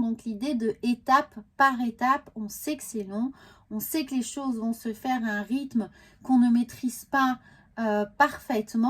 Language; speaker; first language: French; native; French